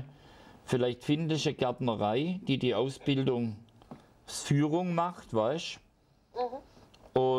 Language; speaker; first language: German; native; German